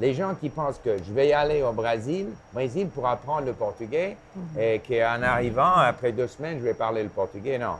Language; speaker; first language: French; non-native, local second language; English